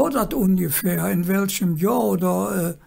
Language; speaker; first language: German; native; German